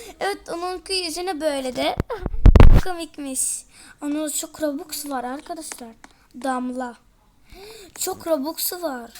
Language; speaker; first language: Turkish; early bilingual, heritage; Turkish